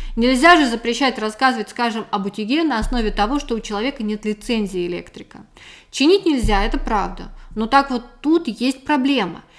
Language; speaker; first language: Russian; native; Russian